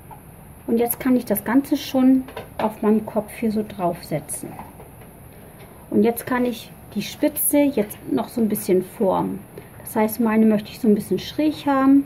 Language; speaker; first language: German; native; German